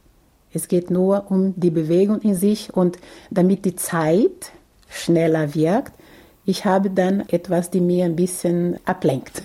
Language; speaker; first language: German; non-native, fluent; Portuguese